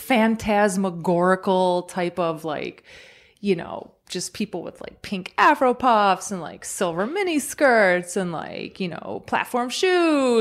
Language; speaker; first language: English; early bilingual, other home language; Croatian